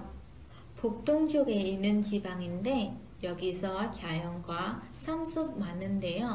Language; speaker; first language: Korean; non-native, fluent; Khmer